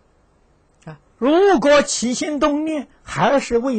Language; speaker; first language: Chinese; native; Chinese